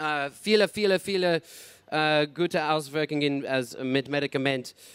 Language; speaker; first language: German; non-native, learner; English